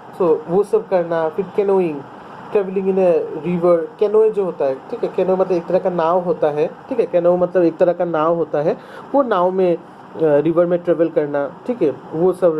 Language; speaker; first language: Hindi; non-native, local second language; Bangla